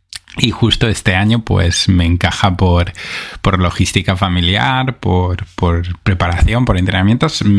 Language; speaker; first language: Spanish; native; Spanish